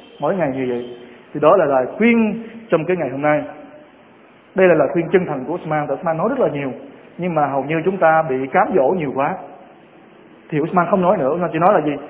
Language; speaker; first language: Vietnamese; non-native, local second language; Western Cham